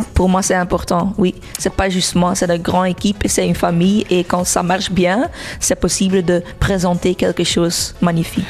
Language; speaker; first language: French; non-native, local second language; Dutch